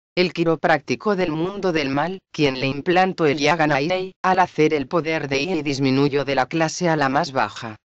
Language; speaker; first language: Spanish; native; Spanish